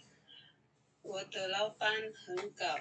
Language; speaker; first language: Chinese; non-native, learner; Indonesian